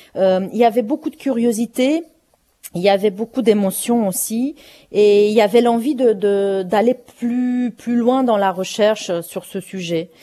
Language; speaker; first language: French; non-native, fluent; Romanian